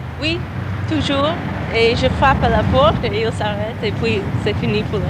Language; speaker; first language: French; non-native, learner; English